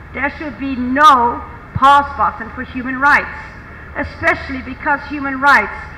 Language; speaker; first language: English; non-native, fluent; Dutch